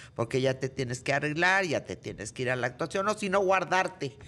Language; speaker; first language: Spanish; native; Spanish